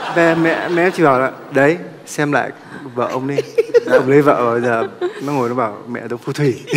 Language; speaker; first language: Vietnamese; native; Vietnamese